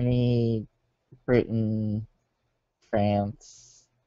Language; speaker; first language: English; native; English